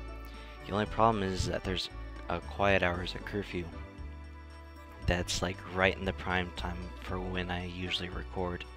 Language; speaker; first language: English; native; English